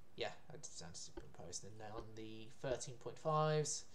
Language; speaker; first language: English; native; English